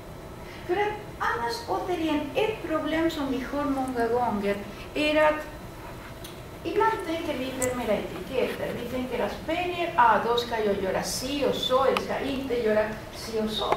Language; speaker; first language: Swedish; non-native, fluent; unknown